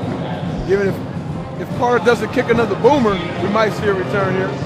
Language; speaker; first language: English; native; English